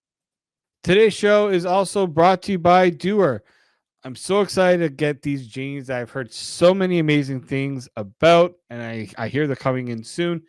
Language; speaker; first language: English; native; English